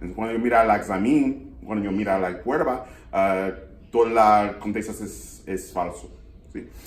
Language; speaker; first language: Spanish; non-native, learner; English